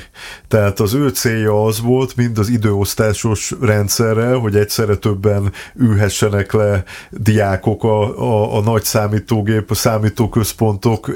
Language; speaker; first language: Hungarian; native; Hungarian